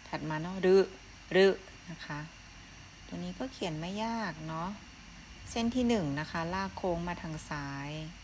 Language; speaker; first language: Thai; native; Thai